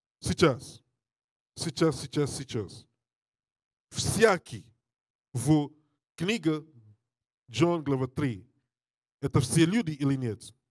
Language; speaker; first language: Russian; non-native, learner; English